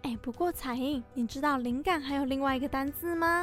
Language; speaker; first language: Chinese; native; Chinese